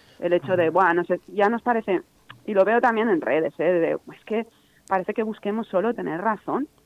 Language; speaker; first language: Spanish; native; Spanish